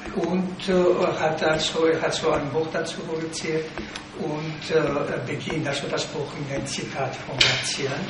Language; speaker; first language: German; non-native, fluent; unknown